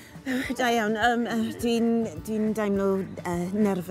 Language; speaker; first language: Welsh; non-native, learner; English